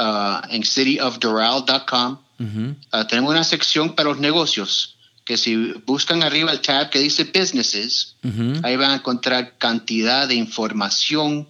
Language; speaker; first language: Spanish; early bilingual, heritage; Spanish